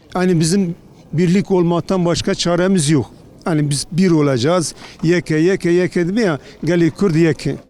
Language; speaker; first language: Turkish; non-native, local second language; Kurdish